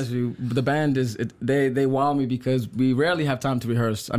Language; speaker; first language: English; native; English